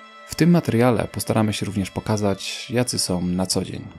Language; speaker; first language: Polish; native; Polish